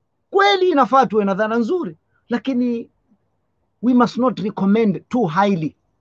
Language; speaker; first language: English; non-native, local second language; Swahili